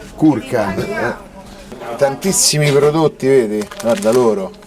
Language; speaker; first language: Italian; native; Italian